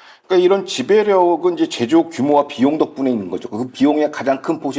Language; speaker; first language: Korean; native; Korean